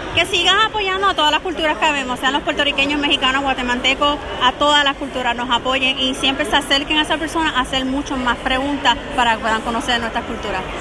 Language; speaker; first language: Spanish; native; Spanish